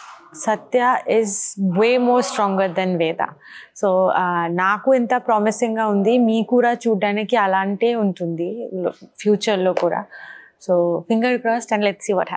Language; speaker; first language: Telugu; non-native, learner; Bangla